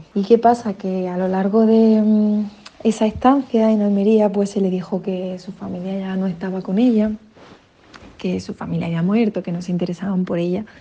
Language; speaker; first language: Spanish; native; Spanish